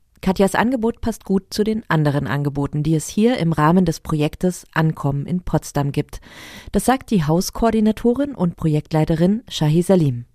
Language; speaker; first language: German; native; German